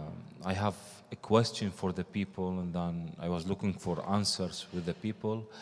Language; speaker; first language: English; non-native, learner; Arabic